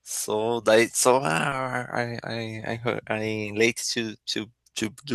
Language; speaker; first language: English; non-native, learner; Portuguese